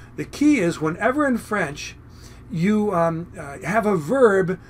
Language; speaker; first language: English; native; English